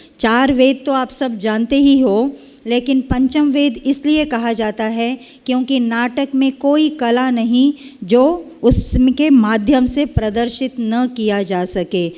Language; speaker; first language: Hindi; non-native, local second language; Kannada